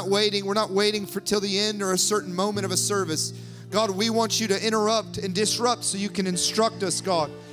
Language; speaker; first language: English; native; English